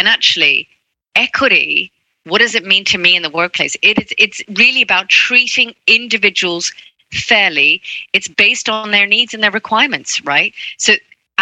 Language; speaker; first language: English; non-native, local second language; Cantonese